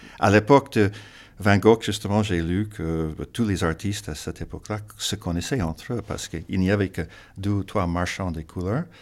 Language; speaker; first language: French; non-native, fluent; English